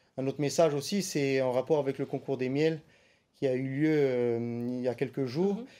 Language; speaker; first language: French; native; French